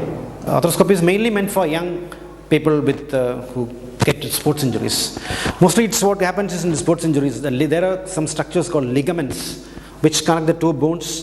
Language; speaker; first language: English; non-native, local second language; Malayalam